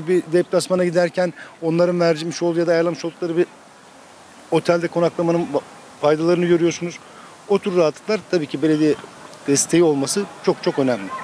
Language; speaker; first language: Turkish; native; Turkish